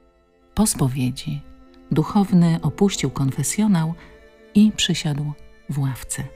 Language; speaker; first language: Polish; native; Polish